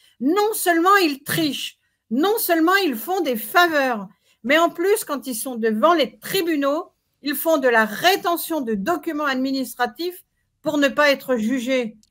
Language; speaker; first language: French; native; French